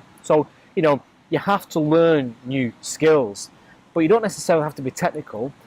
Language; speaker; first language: English; native; English